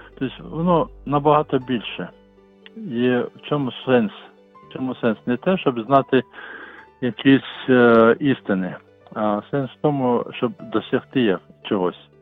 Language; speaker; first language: Ukrainian; non-native, local second language; Russian